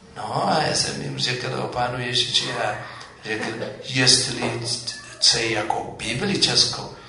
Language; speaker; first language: Czech; non-native, fluent; Amharic